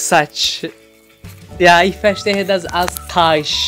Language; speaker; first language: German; non-native, learner; Turkish